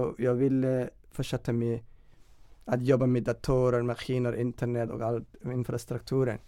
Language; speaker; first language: Swedish; non-native, fluent; Somali